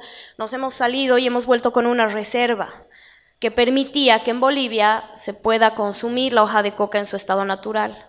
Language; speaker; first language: Spanish; native; Spanish